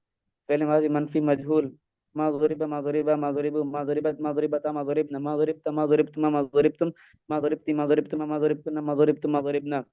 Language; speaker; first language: Arabic; non-native, learner; Urdu